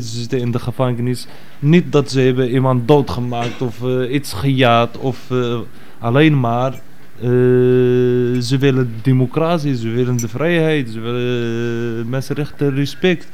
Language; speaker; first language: Dutch; non-native, fluent; Arabic